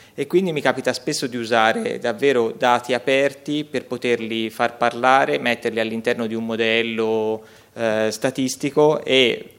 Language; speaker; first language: Italian; native; Italian